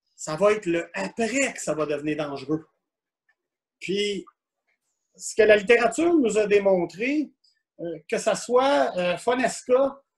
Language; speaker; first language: French; native; French